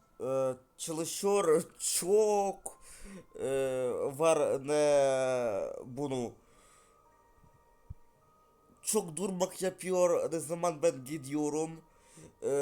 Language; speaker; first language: Turkish; non-native, learner; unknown